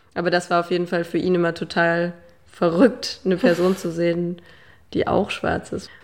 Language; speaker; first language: German; native; German